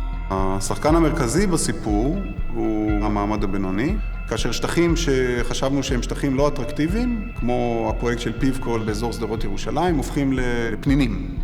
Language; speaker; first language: Hebrew; native; Hebrew